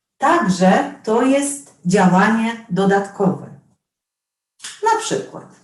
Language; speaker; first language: Polish; non-native, fluent; Russian